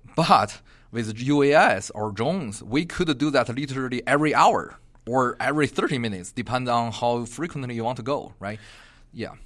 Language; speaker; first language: English; non-native, fluent; Chinese